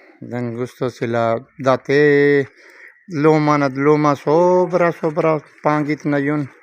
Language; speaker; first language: Filipino; non-native, learner; Urdu